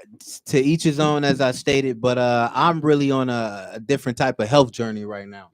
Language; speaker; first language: English; native; English